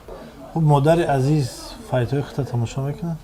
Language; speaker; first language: Persian; native; Persian